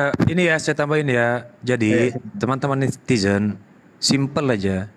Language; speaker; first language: Indonesian; native; Indonesian